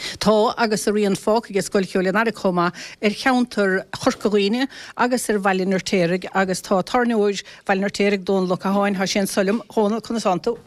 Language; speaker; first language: Irish; native; Irish